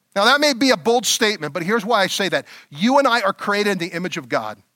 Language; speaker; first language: English; native; English